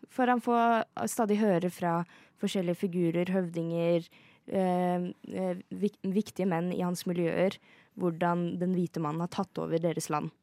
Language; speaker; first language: Norwegian; native; Norwegian